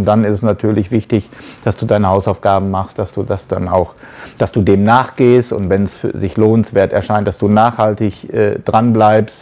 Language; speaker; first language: German; native; German